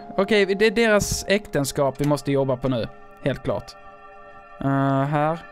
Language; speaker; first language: Swedish; native; Swedish